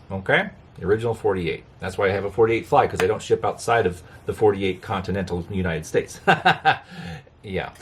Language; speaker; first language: English; native; English